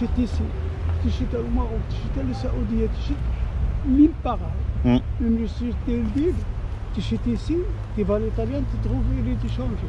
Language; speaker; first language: French; non-native, learner; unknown